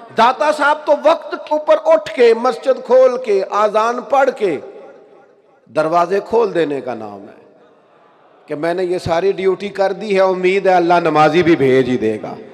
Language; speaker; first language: Urdu; non-native, local second language; Punjabi